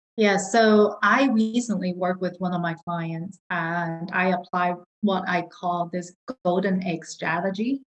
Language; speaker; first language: English; non-native, local second language; Cantonese